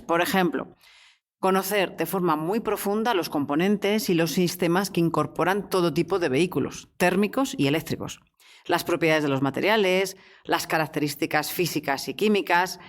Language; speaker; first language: Spanish; native; Spanish